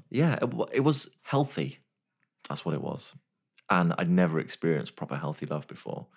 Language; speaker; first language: English; native; English